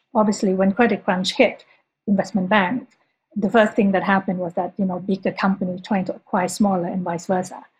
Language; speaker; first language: English; non-native, fluent; Thai